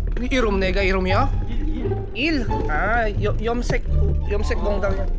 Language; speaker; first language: Korean; non-native, learner; Filipino